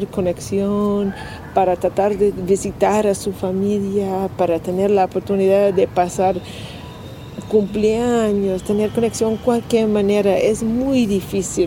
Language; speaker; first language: Spanish; non-native, learner; English